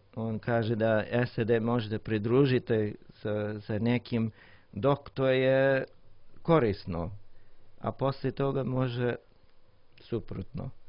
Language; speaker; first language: Croatian; non-native, learner; English